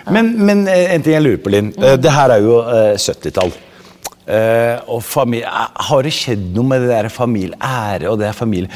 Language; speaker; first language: Norwegian; early bilingual, other home language; Arabic